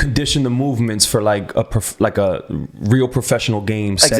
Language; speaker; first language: English; native; English